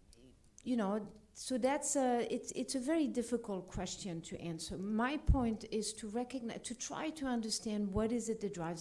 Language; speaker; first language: English; non-native, fluent; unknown